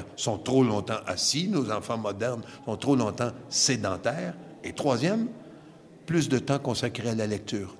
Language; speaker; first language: French; native; French